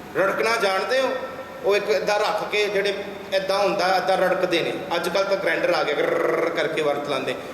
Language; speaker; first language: Punjabi; early bilingual, heritage; Punjabi